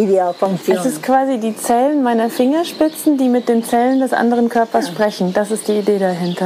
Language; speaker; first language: German; native; German